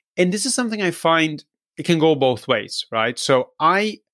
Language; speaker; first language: English; non-native, fluent; Portuguese